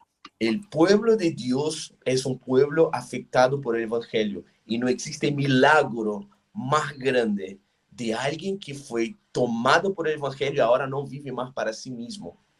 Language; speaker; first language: Spanish; non-native, fluent; Portuguese